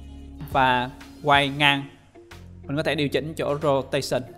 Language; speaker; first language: Vietnamese; native; Vietnamese